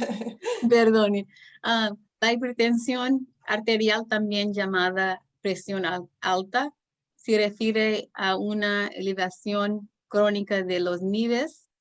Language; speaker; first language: Spanish; non-native, learner; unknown